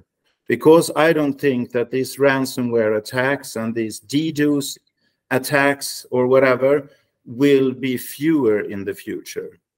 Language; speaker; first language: English; non-native, fluent; Swedish